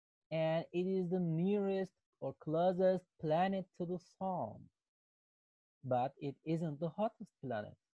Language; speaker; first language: English; non-native, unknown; Turkish